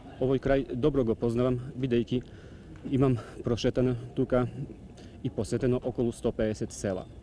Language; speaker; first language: Macedonian; non-native, fluent; Polish